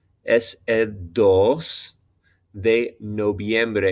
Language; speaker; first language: Spanish; non-native, fluent; English